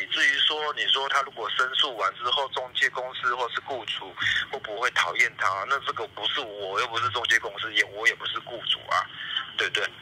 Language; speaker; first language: Chinese; native; Chinese